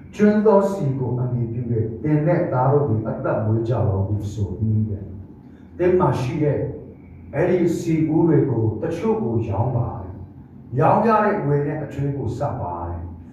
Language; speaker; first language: Burmese; non-native, local second language; Tedim Chin